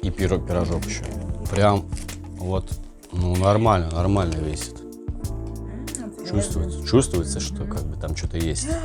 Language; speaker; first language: Russian; native; Russian